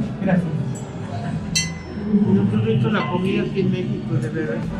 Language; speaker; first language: Spanish; native; Spanish